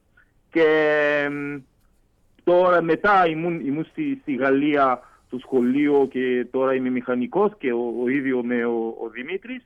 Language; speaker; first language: Greek; early bilingual, heritage; French